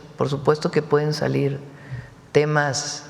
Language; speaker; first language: Spanish; native; Spanish